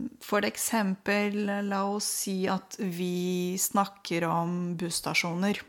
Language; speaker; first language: Norwegian; non-native, fluent; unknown